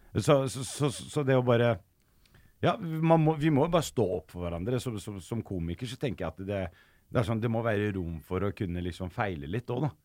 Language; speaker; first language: Norwegian; early bilingual, other home language; Arabic